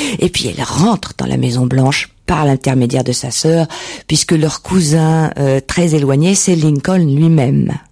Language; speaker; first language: French; native; French